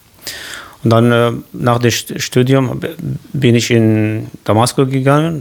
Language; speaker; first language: German; non-native, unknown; Kurdish